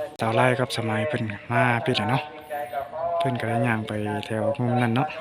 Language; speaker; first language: Thai; non-native, local second language; Lao